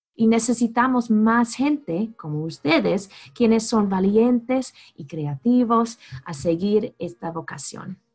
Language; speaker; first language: Spanish; non-native, fluent; English